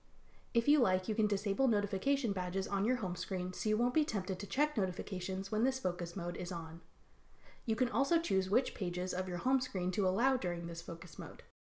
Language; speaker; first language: English; native; English